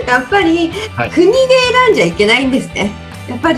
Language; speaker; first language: Japanese; native; Japanese